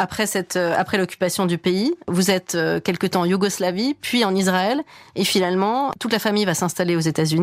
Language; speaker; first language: French; native; French